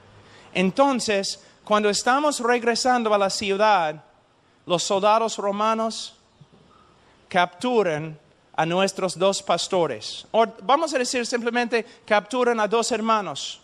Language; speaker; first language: Spanish; non-native, fluent; English